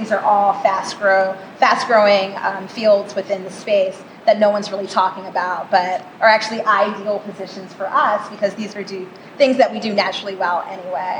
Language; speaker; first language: English; native; English